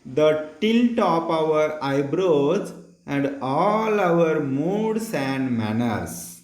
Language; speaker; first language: English; non-native, local second language; Marathi